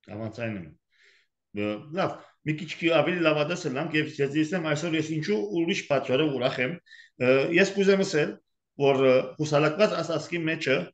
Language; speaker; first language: Armenian; early bilingual, heritage; Armenian